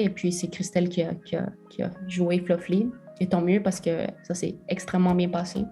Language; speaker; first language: French; native; French